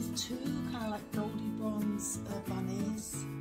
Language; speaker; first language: English; native; English